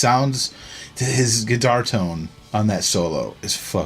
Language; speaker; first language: English; native; English